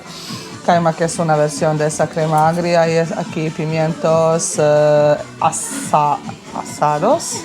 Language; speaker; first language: Spanish; non-native, learner; Bosnian